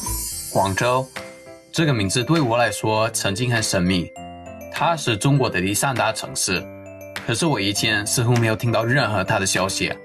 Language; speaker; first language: Chinese; non-native, fluent; English